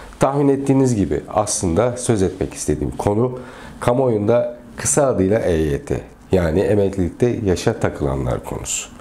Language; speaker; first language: Turkish; native; Turkish